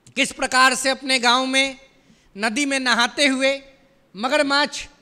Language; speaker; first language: Hindi; native; Hindi